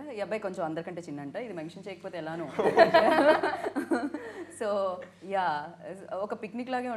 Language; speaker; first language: Telugu; native; Telugu